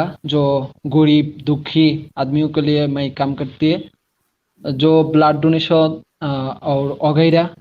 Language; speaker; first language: Hindi; non-native, learner; Bangla